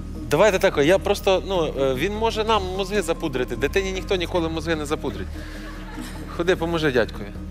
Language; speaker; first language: Ukrainian; native; Ukrainian